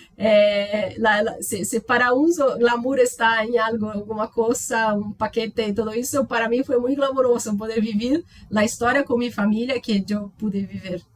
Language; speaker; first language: Spanish; non-native, learner; Portuguese